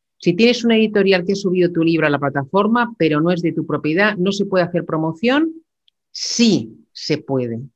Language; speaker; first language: Spanish; native; Spanish